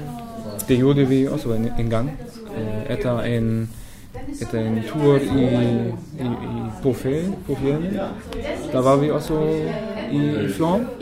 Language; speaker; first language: Norwegian; non-native, learner; German